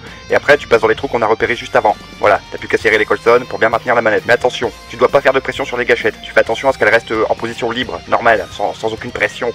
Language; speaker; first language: French; native; French